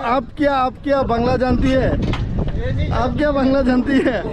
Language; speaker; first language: Hindi; non-native, learner; Bangla